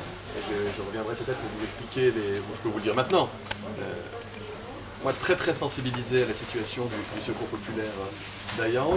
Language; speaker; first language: French; native; French